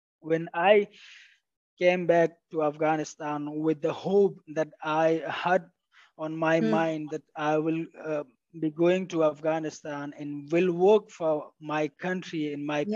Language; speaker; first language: English; non-native, fluent; Pashto